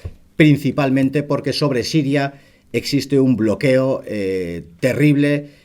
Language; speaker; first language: Spanish; native; Spanish